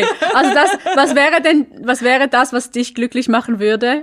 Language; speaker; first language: German; native; German